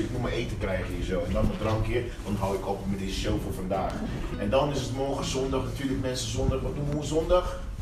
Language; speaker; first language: Dutch; non-native, local second language; Papiamento